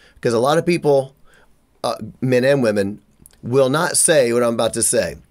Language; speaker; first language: English; native; English